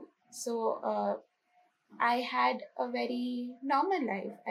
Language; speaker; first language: English; non-native, local second language; Hindi